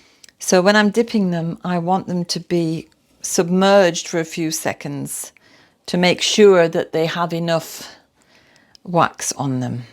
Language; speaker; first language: English; native; English